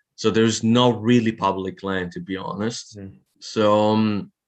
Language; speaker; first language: English; non-native, fluent; Italian